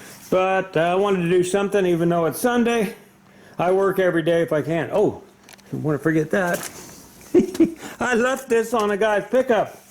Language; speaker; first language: English; native; English